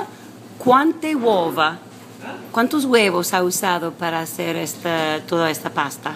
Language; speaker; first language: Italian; non-native, learner; English